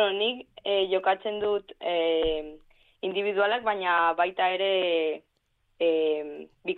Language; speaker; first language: Basque; non-native, local second language; Spanish